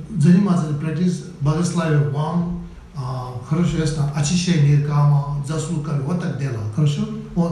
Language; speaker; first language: Russian; non-native, learner; Tibetan